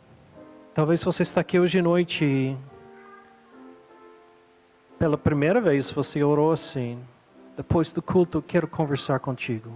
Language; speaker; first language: Portuguese; non-native, fluent; English